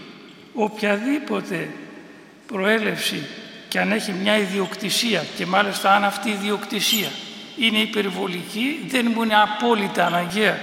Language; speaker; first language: Greek; native; Greek